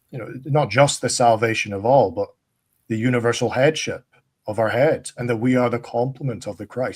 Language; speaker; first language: English; native; English